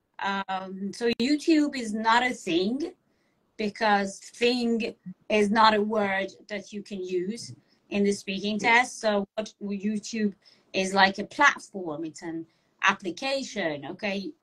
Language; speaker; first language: English; non-native, fluent; Persian